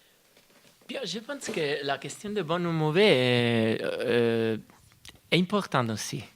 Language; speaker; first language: French; non-native, fluent; Italian